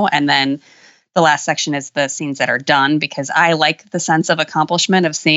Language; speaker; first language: English; native; English